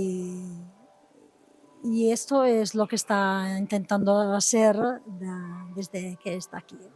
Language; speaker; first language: Spanish; non-native, fluent; Italian